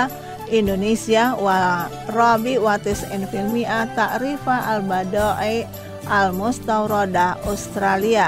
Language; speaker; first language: Arabic; non-native, learner; Indonesian